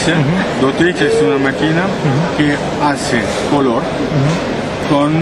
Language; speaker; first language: Spanish; non-native, learner; French